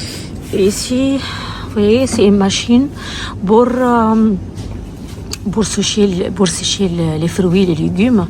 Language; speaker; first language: French; non-native, learner; Arabic